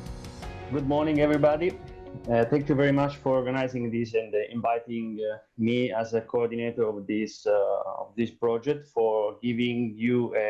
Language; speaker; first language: English; non-native, fluent; Italian